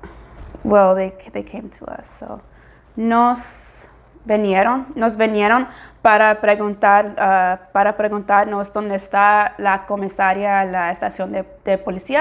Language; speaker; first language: Spanish; non-native, fluent; English